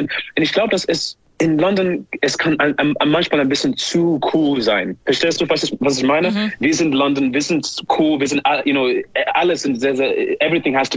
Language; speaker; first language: German; non-native, learner; English